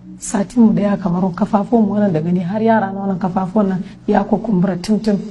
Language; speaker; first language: Hausa; non-native, local second language; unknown